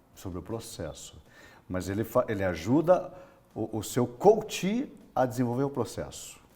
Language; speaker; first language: Portuguese; native; Portuguese